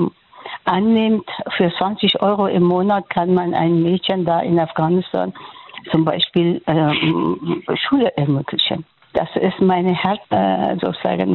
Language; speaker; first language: German; non-native, fluent; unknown